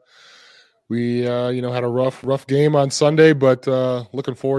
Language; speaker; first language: English; native; English